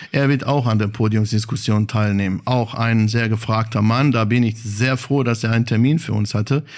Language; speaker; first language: German; non-native, fluent; Bosnian